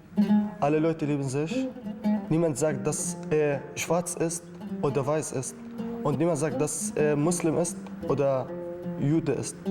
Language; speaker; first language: German; non-native, learner; Arabic